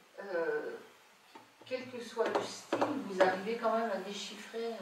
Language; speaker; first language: French; native; French